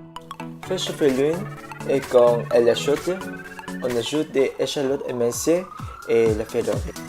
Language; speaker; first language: French; non-native, learner; Vietnamese